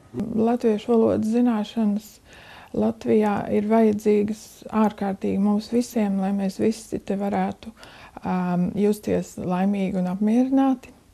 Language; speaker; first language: Latvian; native; Latvian